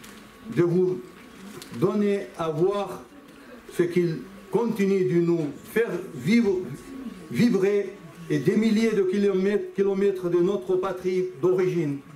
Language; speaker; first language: French; non-native, fluent; Chechen